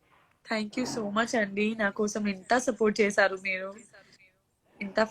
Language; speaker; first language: Telugu; non-native, learner; Gujarati